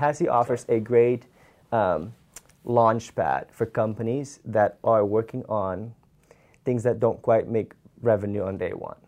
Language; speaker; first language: English; non-native, fluent; Dutch